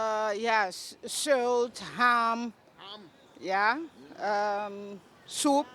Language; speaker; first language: Dutch; non-native, local second language; Papiamento